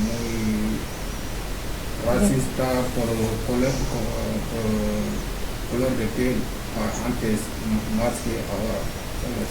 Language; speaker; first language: Spanish; non-native, learner; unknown